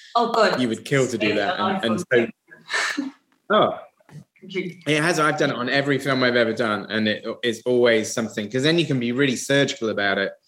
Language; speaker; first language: English; native; English